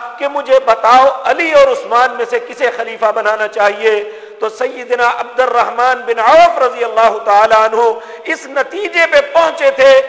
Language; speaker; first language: Urdu; non-native, local second language; Punjabi